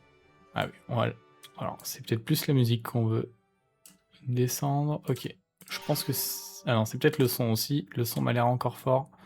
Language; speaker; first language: French; native; French